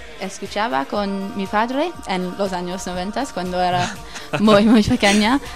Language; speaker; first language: Spanish; non-native, learner; English